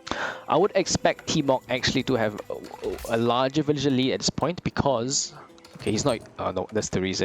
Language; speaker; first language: English; native; English